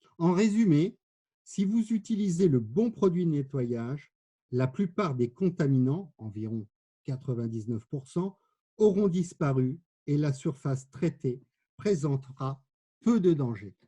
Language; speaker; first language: French; native; French